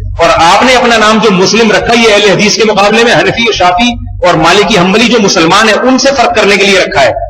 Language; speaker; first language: Urdu; native; Urdu